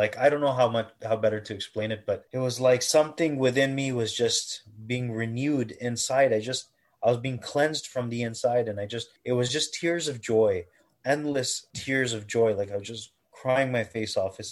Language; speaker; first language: English; native; English